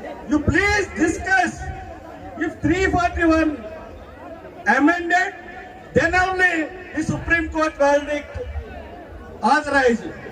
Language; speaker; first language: English; non-native, local second language; Telugu